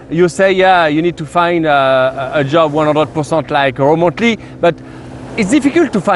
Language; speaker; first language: English; non-native, learner; French